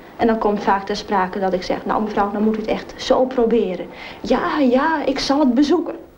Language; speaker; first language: Dutch; native; Dutch